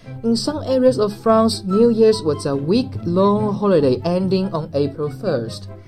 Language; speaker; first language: English; non-native, fluent; Chinese